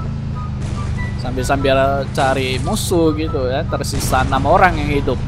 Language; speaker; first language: Indonesian; native; Indonesian